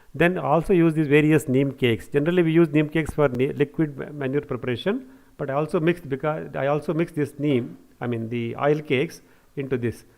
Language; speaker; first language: English; non-native, local second language; Kannada